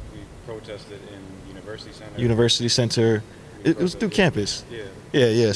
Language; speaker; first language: English; native; English